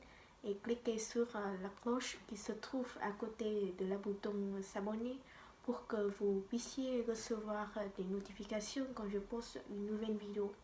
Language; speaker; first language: French; non-native, learner; Vietnamese